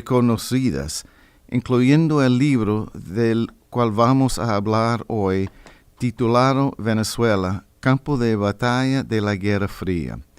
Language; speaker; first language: Spanish; non-native, fluent; English